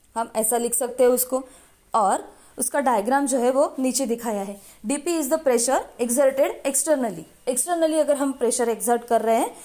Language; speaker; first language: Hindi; non-native, local second language; Marathi